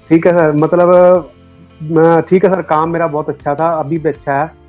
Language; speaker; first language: Hindi; native; Hindi